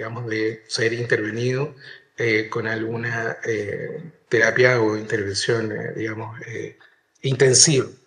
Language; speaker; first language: Spanish; native; Spanish